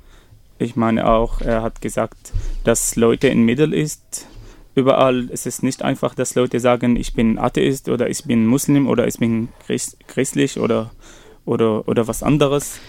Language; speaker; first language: German; non-native, fluent; Arabic